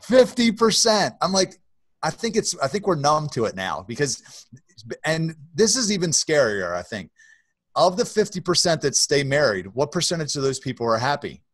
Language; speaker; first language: English; native; English